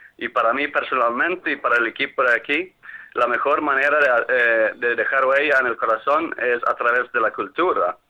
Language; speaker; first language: Spanish; non-native, fluent; Swedish